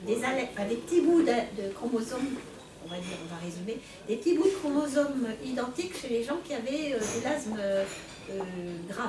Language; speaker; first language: French; native; French